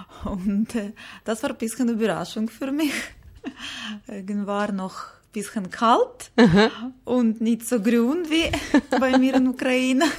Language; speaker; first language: German; non-native, learner; Ukrainian